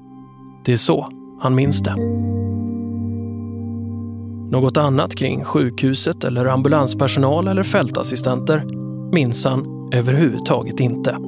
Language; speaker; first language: Swedish; native; Swedish